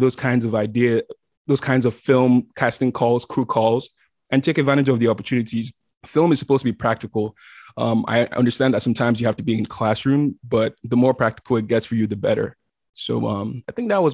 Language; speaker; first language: English; non-native, local second language; Igbo